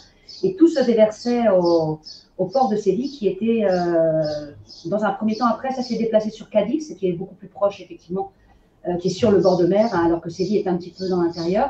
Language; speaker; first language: French; native; French